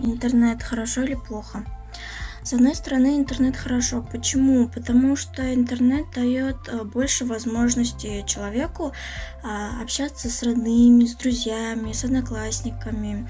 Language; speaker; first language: Russian; non-native, local second language; Kazakh